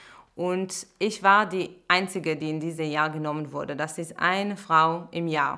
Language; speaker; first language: German; non-native, fluent; Hebrew